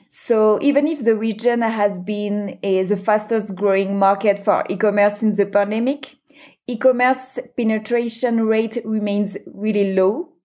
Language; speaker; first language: English; non-native, fluent; French